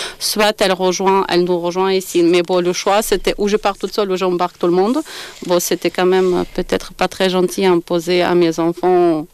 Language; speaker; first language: French; non-native, fluent; Ukrainian